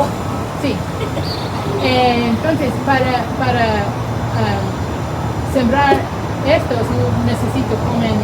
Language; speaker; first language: Spanish; non-native, learner; English